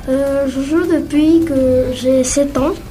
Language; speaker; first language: French; non-native, learner; Spanish